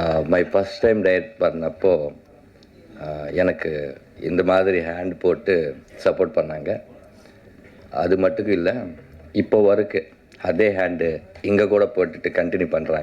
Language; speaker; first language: Tamil; non-native, learner; Telugu